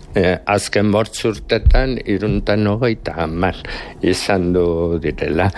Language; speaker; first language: Basque; native; Basque